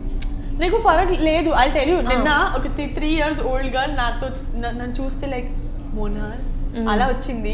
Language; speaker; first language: Telugu; non-native, learner; Gujarati